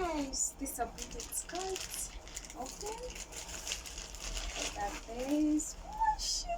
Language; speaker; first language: English; non-native, learner; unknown